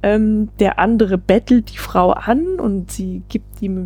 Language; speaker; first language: German; native; German